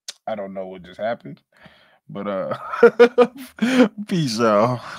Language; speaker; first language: English; native; English